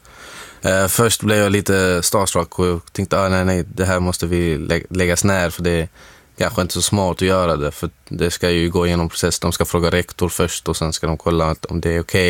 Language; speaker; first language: Swedish; non-native, fluent; Arabic